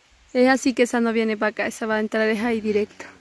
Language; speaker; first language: Spanish; native; Spanish